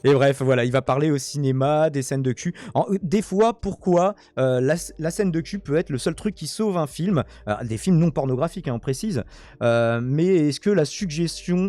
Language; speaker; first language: French; native; French